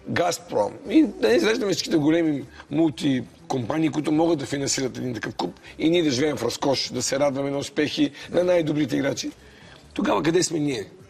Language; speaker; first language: Bulgarian; native; Bulgarian